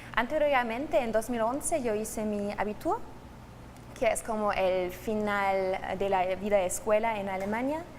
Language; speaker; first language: Spanish; non-native, fluent; German